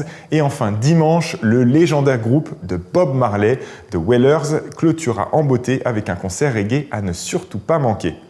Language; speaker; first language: French; native; French